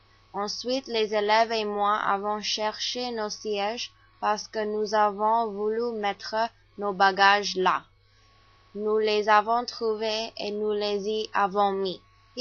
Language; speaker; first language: French; non-native, learner; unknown